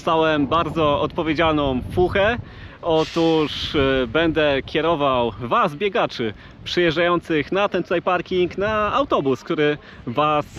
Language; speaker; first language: Polish; native; Polish